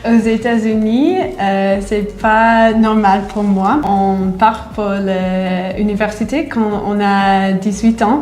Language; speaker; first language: French; non-native, fluent; English